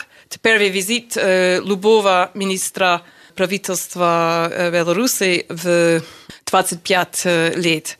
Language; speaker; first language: Russian; non-native, learner; English